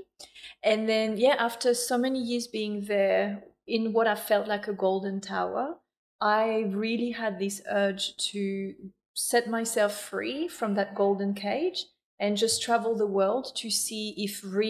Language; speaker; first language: English; non-native, fluent; French